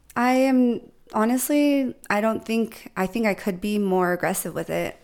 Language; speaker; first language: English; native; English